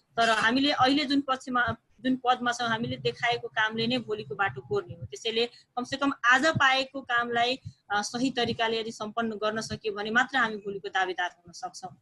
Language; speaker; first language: Nepali; non-native, local second language; Bhojpuri